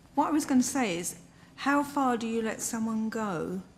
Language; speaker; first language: English; native; English